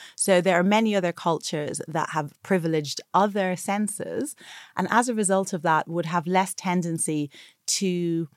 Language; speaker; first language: English; native; English